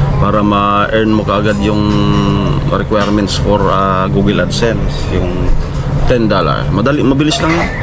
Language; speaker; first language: Filipino; non-native, local second language; Bikol